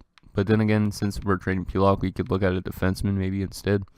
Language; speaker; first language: English; native; English